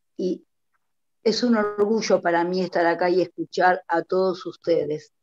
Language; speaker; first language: Spanish; non-native, fluent; Italian